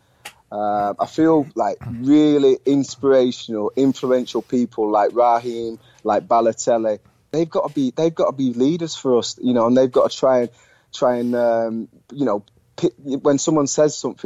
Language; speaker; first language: English; native; English